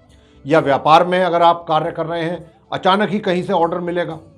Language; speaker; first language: Hindi; native; Hindi